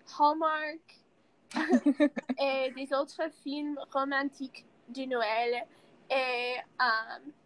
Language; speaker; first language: French; non-native, learner; English